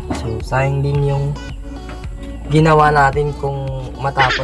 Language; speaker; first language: Filipino; native; Filipino